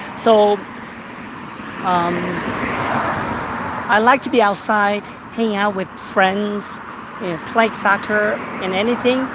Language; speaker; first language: English; non-native, fluent; Korean